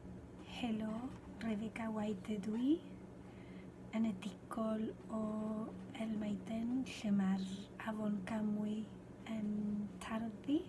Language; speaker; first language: Welsh; non-native, fluent; Spanish